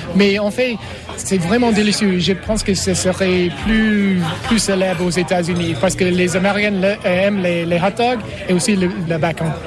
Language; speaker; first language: French; non-native, learner; English